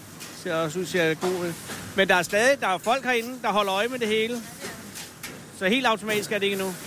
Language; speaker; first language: Danish; native; Danish